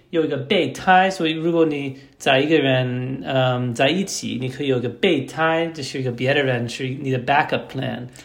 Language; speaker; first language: Chinese; non-native, learner; English